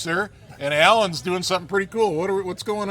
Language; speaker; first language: English; native; English